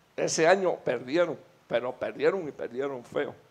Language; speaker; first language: Spanish; native; Spanish